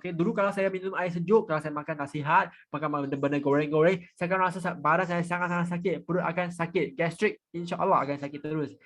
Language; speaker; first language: Malay; non-native, local second language; Chinese